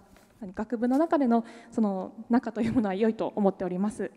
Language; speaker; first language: Japanese; native; Japanese